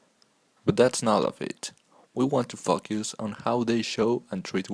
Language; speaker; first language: English; non-native, fluent; Spanish